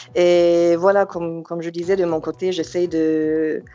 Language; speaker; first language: French; non-native, fluent; German